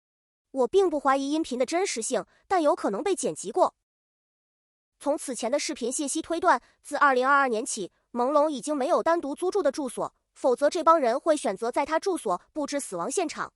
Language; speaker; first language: Chinese; native; Chinese